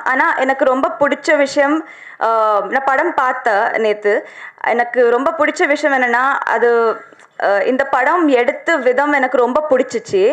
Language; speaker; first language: Tamil; non-native, learner; Telugu